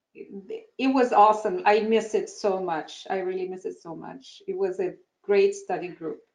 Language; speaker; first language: English; non-native, fluent; Arabic